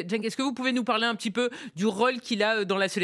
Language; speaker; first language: French; native; French